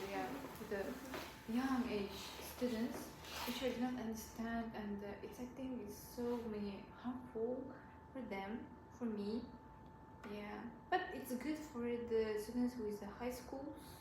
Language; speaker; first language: English; non-native, learner; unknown